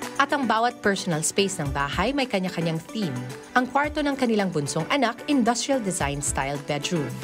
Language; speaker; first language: Filipino; native; Filipino